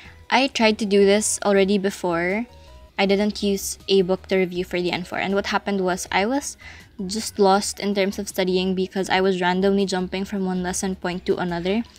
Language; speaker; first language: English; non-native, local second language; Filipino